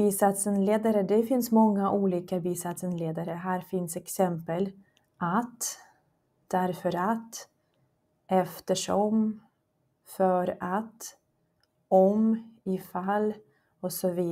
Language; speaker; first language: Swedish; non-native, fluent; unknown